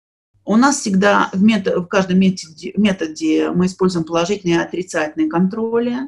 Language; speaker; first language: Russian; native; Russian